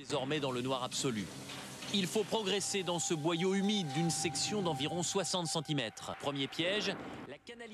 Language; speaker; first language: French; native; French